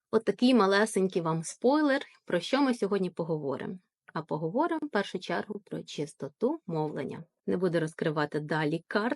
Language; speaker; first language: Ukrainian; native; Ukrainian